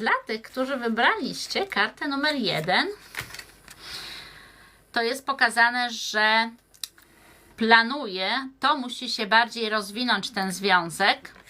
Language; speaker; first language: Polish; native; Polish